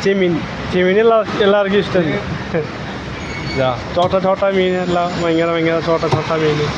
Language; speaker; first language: Malayalam; non-native, local second language; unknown